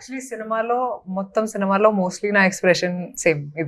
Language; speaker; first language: Telugu; non-native, fluent; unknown